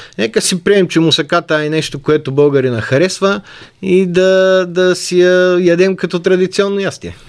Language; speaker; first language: Bulgarian; native; Bulgarian